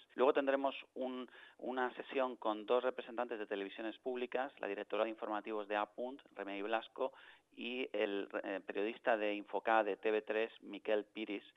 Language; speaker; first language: Spanish; native; Spanish